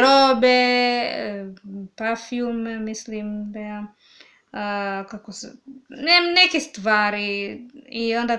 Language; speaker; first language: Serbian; non-native, learner; English